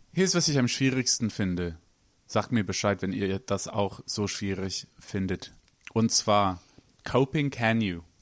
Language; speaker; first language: German; non-native, fluent; English